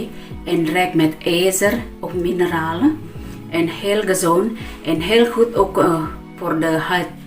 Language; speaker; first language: Dutch; non-native, learner; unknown